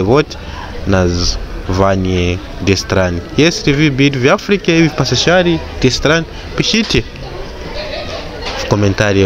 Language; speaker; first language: Russian; non-native, learner; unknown